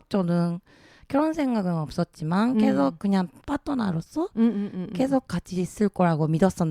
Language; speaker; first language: Korean; early bilingual, heritage; Japanese